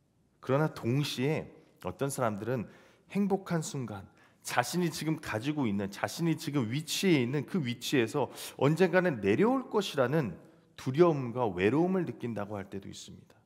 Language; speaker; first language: Korean; native; Korean